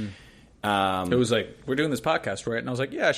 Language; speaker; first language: English; native; English